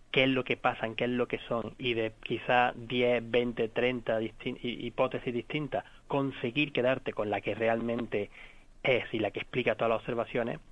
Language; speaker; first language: Spanish; native; Spanish